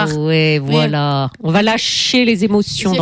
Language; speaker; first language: French; native; French